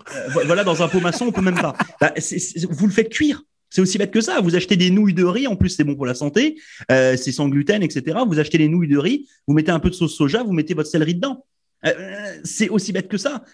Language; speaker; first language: French; native; French